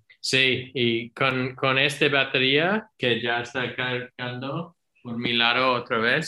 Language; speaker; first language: Spanish; non-native, learner; English